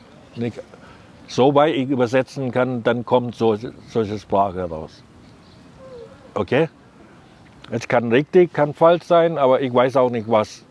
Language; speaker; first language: German; non-native, learner; Thai